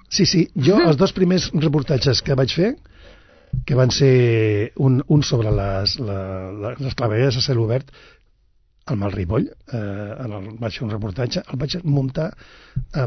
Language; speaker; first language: Catalan; non-native, local second language; Spanish